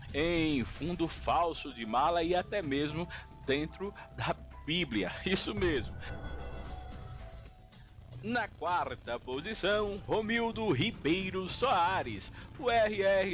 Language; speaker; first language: Portuguese; native; Portuguese